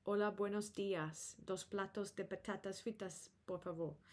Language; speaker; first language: Spanish; non-native, learner; English